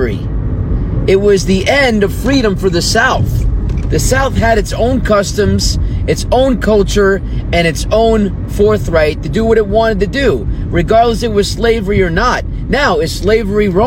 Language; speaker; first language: English; native; English